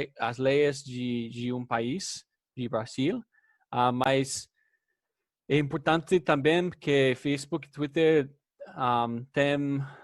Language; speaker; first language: Portuguese; non-native, learner; English